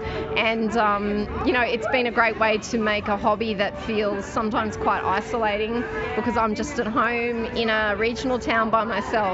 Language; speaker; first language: English; native; English